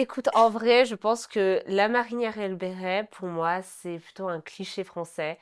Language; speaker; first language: French; native; French